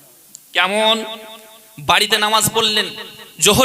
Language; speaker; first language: Bangla; native; Bangla